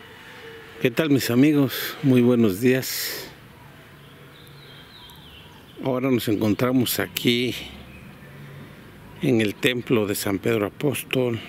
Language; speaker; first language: Spanish; native; Spanish